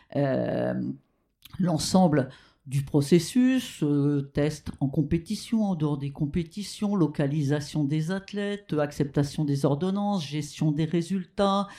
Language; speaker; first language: French; native; French